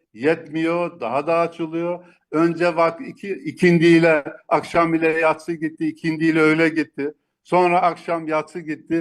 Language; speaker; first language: Turkish; native; Turkish